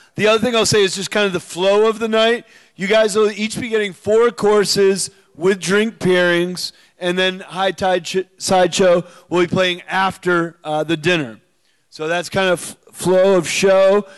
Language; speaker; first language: English; native; English